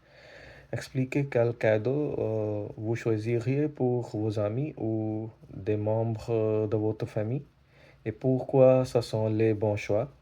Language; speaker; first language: French; non-native, learner; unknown